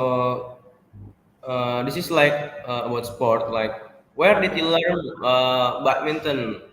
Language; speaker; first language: English; non-native, learner; Indonesian